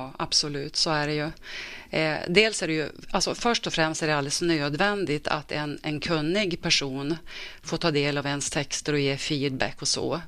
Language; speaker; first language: Swedish; native; Swedish